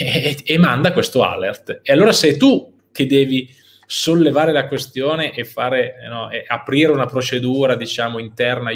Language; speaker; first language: Italian; native; Italian